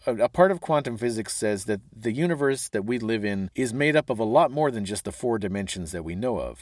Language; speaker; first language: English; native; English